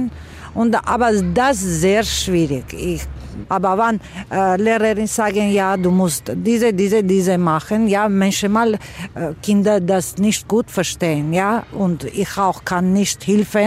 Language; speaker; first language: German; non-native, learner; Armenian